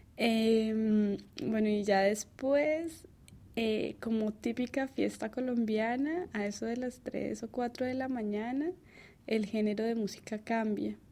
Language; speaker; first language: Spanish; native; Spanish